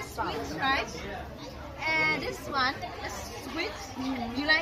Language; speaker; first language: English; non-native, learner; Vietnamese